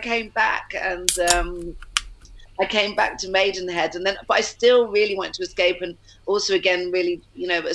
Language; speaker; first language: English; native; English